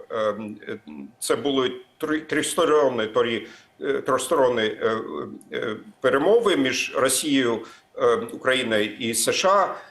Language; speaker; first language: Ukrainian; non-native, fluent; German